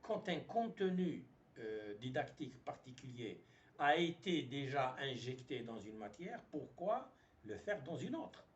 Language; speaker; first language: French; non-native, local second language; Arabic